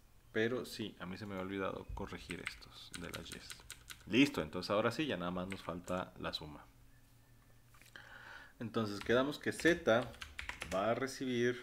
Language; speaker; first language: Spanish; native; Spanish